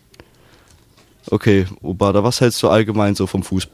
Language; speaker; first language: German; native; German